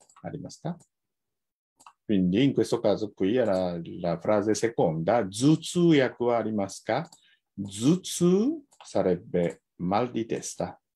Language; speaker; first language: Italian; non-native, fluent; Japanese